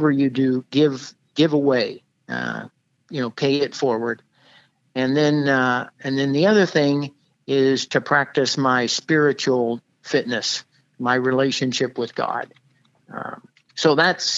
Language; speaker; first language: English; native; English